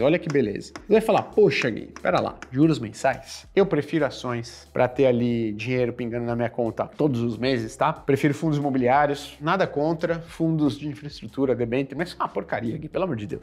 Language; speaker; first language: Portuguese; native; Portuguese